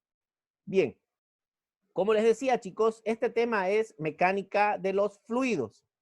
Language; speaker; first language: Spanish; native; Spanish